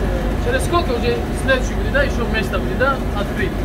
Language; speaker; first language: Russian; non-native, local second language; Tajik